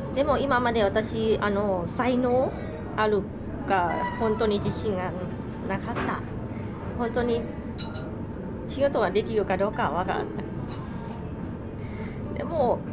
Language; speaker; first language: Japanese; non-native, learner; Thai